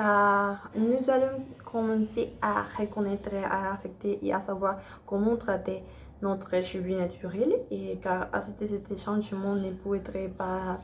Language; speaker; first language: French; non-native, learner; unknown